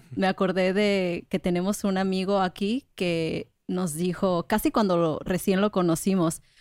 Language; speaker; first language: Spanish; native; Spanish